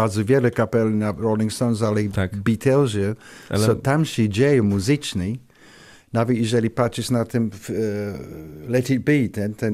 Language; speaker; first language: Polish; non-native, learner; English